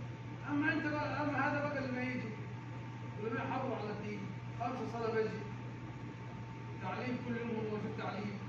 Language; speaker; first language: Arabic; non-native, learner; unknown